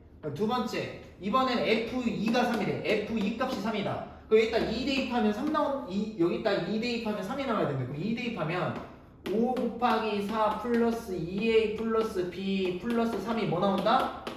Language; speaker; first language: Korean; native; Korean